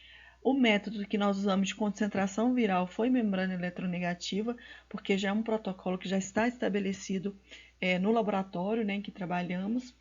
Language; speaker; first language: Portuguese; native; Portuguese